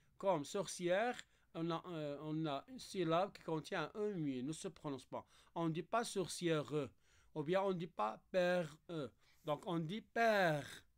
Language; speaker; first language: French; non-native, local second language; Arabic